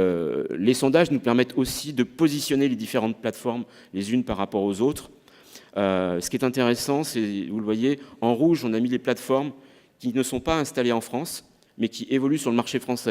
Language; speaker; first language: French; native; French